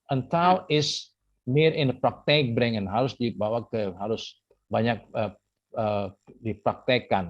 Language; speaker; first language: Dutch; non-native, fluent; Indonesian